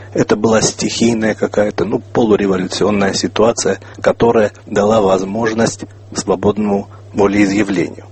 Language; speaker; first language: Russian; non-native, local second language; Armenian